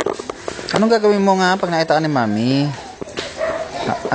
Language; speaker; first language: Filipino; native; Filipino